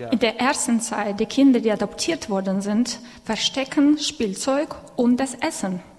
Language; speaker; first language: German; non-native, fluent; Russian